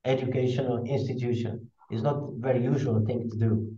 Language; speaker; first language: English; non-native, fluent; Slovak